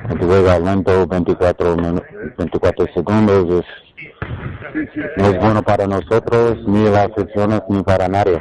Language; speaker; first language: Spanish; non-native, learner; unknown